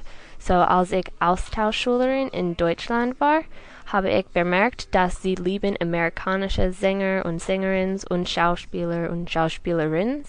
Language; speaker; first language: German; non-native, learner; English